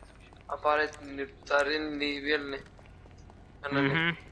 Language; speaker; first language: Icelandic; early bilingual, heritage; Icelandic